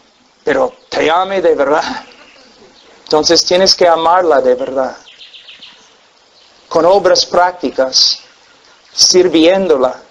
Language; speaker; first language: Spanish; non-native, fluent; English